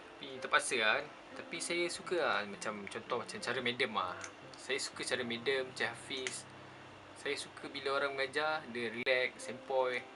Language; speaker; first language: Malay; native; Malay